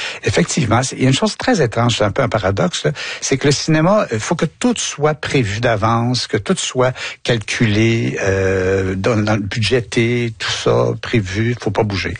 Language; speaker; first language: French; native; French